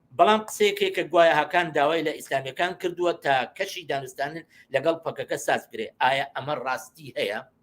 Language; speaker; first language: Central Kurdish; native; Central Kurdish